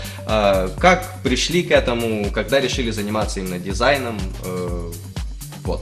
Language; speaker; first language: Russian; native; Russian